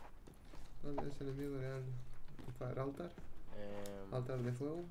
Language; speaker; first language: Spanish; non-native, learner; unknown